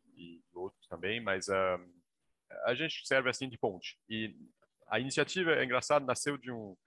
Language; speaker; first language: Portuguese; non-native, fluent; French